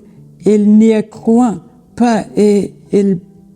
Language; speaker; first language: French; non-native, learner; Persian